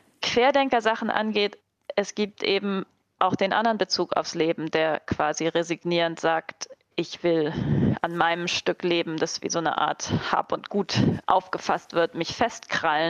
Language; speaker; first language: German; native; German